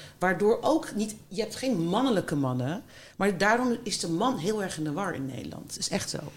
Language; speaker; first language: Dutch; early bilingual, other home language; Turkish